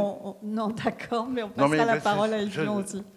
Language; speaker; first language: French; native; French